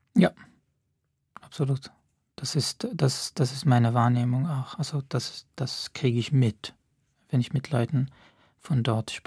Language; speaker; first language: German; non-native, fluent; Arabic